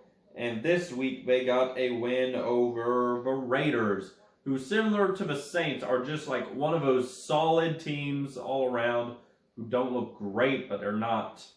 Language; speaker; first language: English; native; English